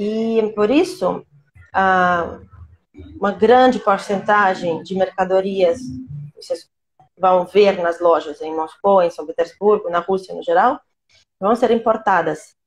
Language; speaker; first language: Portuguese; non-native, fluent; Russian